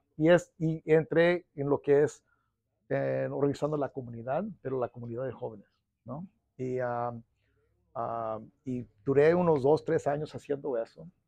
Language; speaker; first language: Spanish; early bilingual, heritage; Spanish